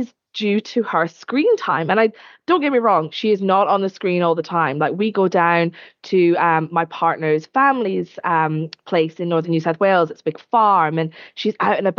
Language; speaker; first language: English; native; English